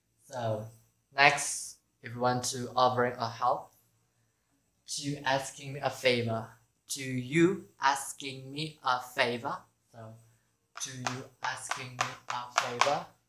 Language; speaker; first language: English; non-native, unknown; Indonesian